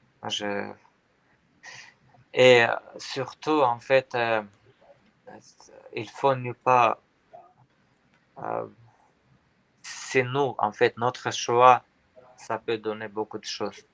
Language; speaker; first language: French; non-native, learner; Armenian